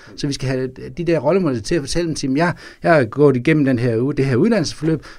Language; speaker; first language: Danish; native; Danish